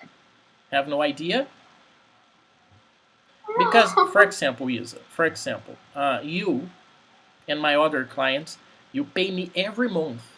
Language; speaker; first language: English; non-native, fluent; Portuguese